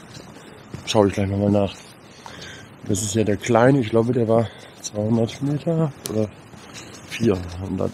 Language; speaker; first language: German; native; German